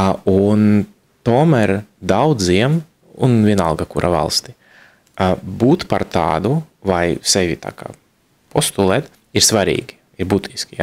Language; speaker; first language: Latvian; non-native, local second language; Russian